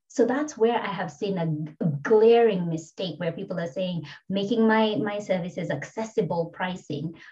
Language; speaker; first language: English; non-native, local second language; Kikuyu